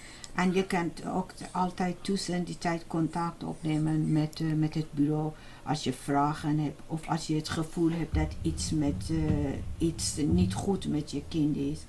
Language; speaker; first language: Dutch; non-native, fluent; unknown